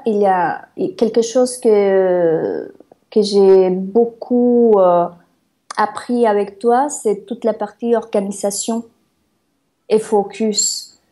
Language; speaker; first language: French; non-native, fluent; Spanish